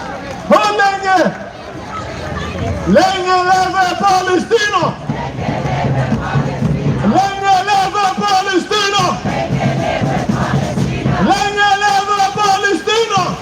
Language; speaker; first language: Swedish; non-native, fluent; Arabic